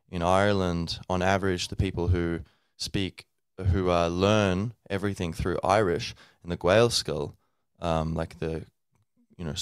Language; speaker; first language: English; native; English